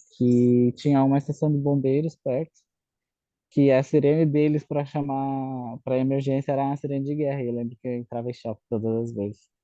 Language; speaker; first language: Portuguese; native; Portuguese